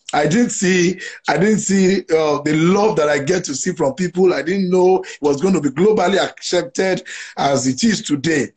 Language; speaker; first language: English; non-native, local second language; Yoruba